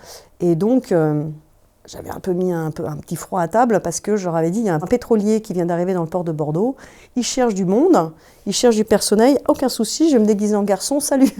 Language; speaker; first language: French; native; French